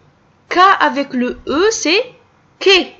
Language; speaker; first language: French; non-native, local second language; Arabic